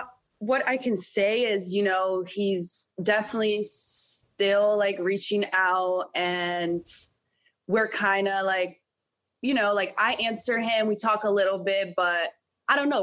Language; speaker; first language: English; early bilingual, other home language; Italian